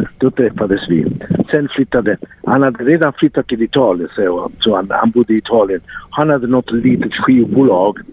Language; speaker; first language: Swedish; non-native, fluent; Italian